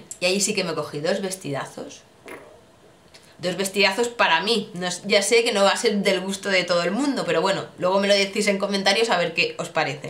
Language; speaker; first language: Spanish; native; Spanish